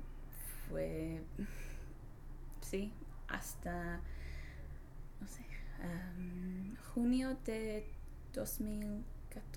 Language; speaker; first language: Spanish; non-native, learner; English